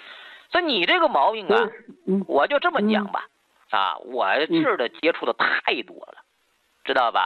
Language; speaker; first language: Chinese; native; Chinese